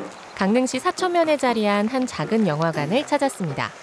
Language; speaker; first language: Korean; native; Korean